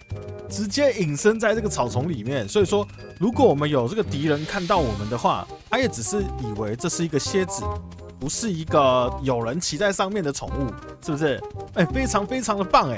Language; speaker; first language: Chinese; native; Chinese